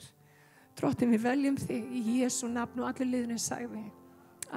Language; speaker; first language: Icelandic; non-native, fluent; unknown